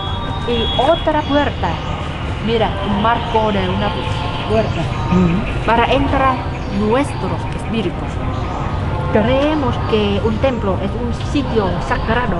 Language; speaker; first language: Spanish; non-native, learner; Vietnamese